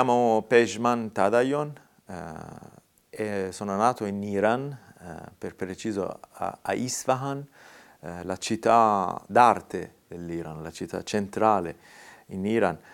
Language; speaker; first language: Italian; non-native, fluent; Persian